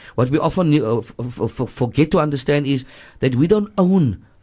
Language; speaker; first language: English; native; English